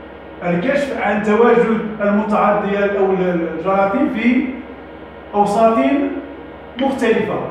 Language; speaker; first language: Arabic; native; Arabic